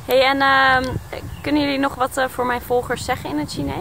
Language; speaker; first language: Dutch; native; Dutch